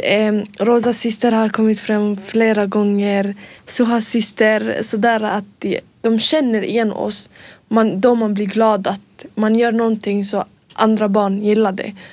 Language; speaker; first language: Swedish; early bilingual, other home language; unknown